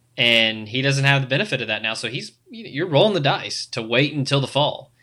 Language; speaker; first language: English; native; English